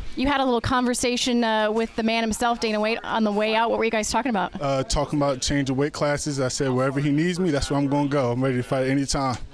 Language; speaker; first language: English; native; English